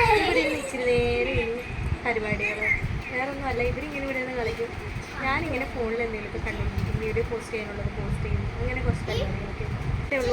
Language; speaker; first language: Malayalam; native; Malayalam